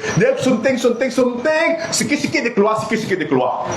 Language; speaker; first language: Malay; non-native, local second language; Chinese